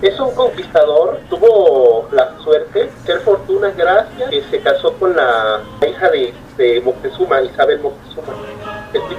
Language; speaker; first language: Spanish; native; Spanish